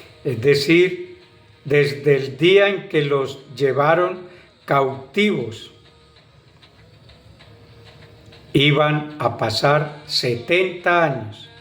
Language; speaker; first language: Spanish; native; Spanish